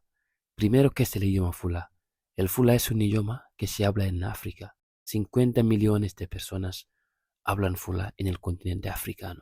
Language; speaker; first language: Spanish; non-native, local second language; Fula